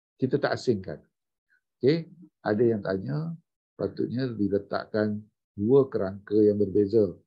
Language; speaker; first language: Malay; native; Malay